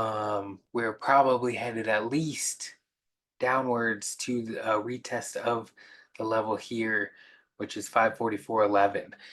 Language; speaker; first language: English; native; English